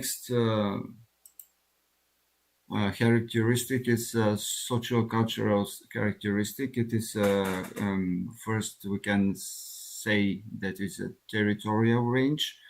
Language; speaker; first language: English; non-native, learner; Bulgarian